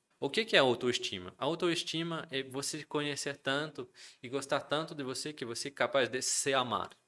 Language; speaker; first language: Portuguese; non-native, fluent; French